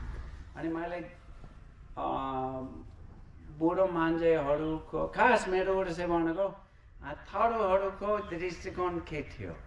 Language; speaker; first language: Nepali; non-native, fluent; English